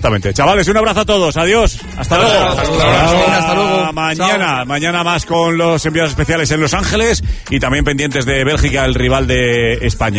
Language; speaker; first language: Spanish; native; Spanish